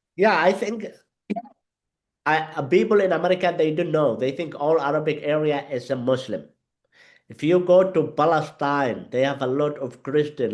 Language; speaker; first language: English; non-native, learner; Arabic